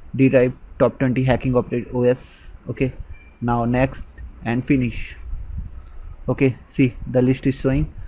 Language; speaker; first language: English; non-native, local second language; Hindi